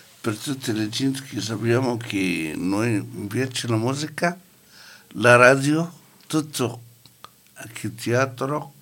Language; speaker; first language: Italian; non-native, learner; Arabic